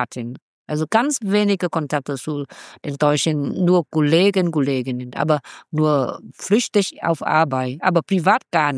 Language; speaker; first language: German; non-native, fluent; Vietnamese